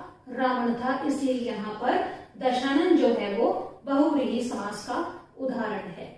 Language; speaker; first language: Hindi; native; Hindi